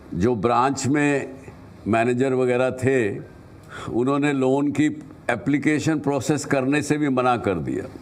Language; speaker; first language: Hindi; native; Hindi